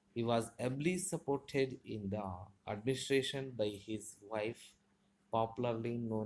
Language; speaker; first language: English; non-native, local second language; Telugu